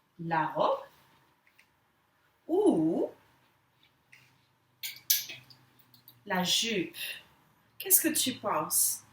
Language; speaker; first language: French; non-native, fluent; English